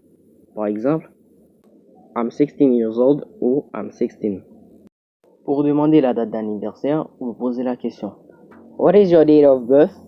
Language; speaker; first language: French; non-native, local second language; Haitian Creole